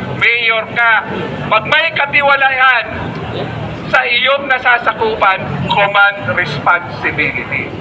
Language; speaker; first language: Filipino; native; Filipino